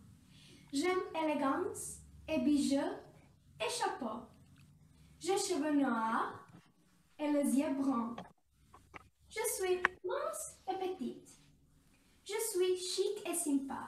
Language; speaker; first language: French; non-native, learner; Croatian